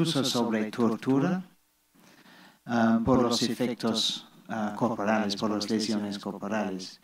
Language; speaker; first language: Spanish; non-native, fluent; English